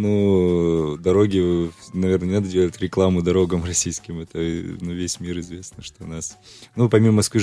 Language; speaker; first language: Russian; native; Russian